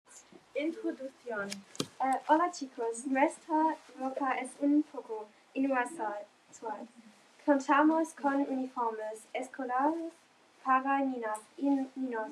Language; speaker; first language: Spanish; non-native, learner; German